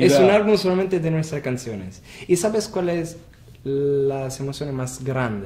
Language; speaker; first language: Spanish; non-native, fluent; Italian